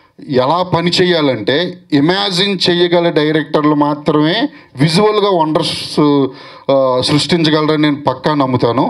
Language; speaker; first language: Telugu; native; Telugu